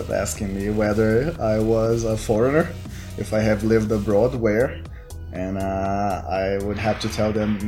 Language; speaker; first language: English; non-native, fluent; Portuguese